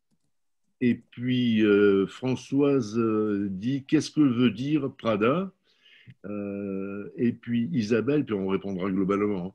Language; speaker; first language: French; native; French